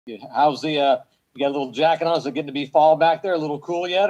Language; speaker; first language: English; native; English